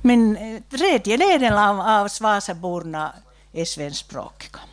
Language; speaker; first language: Swedish; non-native, local second language; Finnish